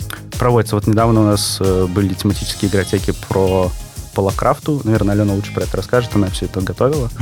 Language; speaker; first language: Russian; native; Russian